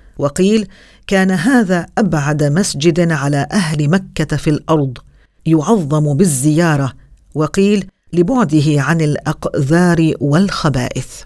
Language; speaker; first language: Arabic; native; Arabic